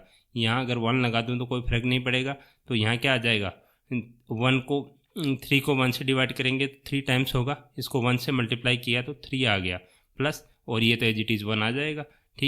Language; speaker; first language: Hindi; native; Hindi